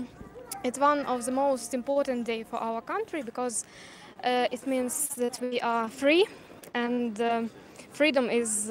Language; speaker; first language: English; non-native, learner; Ukrainian